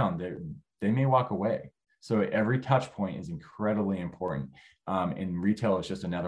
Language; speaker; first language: English; native; English